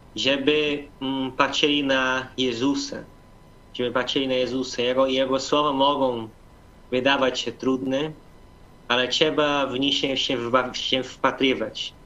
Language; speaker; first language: Polish; non-native, fluent; Portuguese